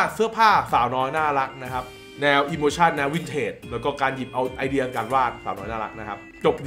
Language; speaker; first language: Thai; native; Thai